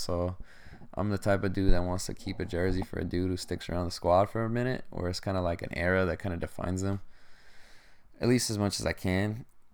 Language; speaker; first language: English; early bilingual, other home language; Spanish